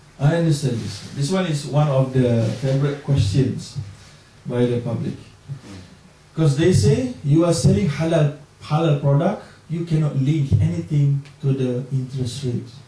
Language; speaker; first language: English; non-native, local second language; Malay